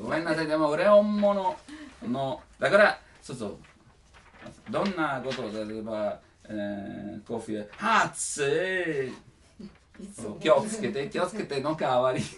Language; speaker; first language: Japanese; non-native, learner; Italian